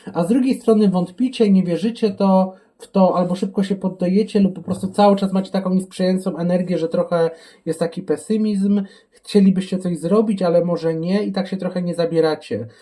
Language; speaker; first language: Polish; native; Polish